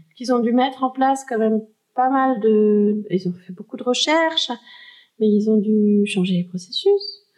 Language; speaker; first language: French; early bilingual, heritage; French